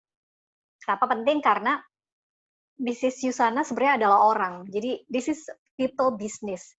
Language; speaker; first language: Indonesian; native; Indonesian